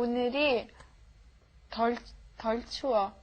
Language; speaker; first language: Korean; non-native, learner; Italian